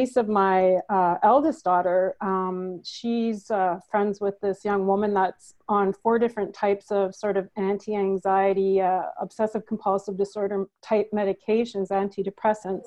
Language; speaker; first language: English; native; English